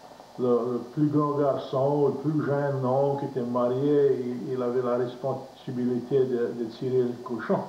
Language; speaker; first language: French; native; French